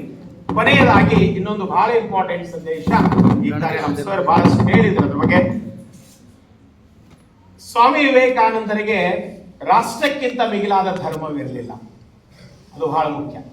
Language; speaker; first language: Kannada; native; Kannada